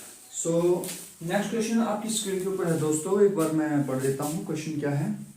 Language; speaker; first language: Hindi; native; Hindi